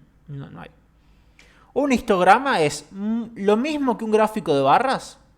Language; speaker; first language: Spanish; native; Spanish